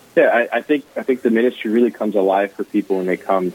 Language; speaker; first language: English; native; English